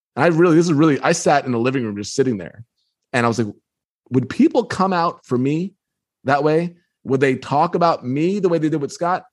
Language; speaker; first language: English; native; English